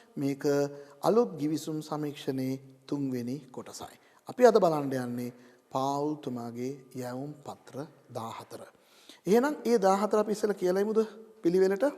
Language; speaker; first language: Sinhala; non-native, local second language; Tamil